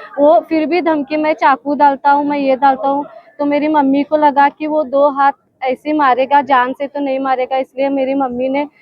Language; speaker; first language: Hindi; non-native, local second language; Marathi